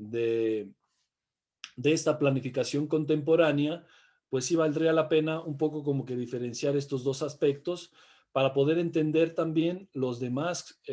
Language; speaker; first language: Spanish; native; Spanish